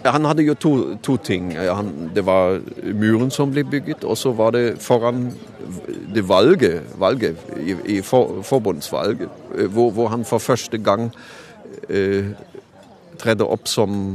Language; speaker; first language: Norwegian; non-native, fluent; German